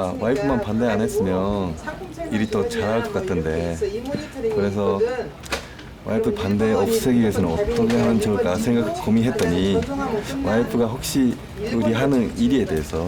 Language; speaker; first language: Korean; non-native, fluent; Japanese